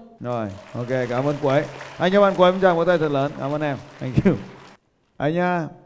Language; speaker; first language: Vietnamese; native; Vietnamese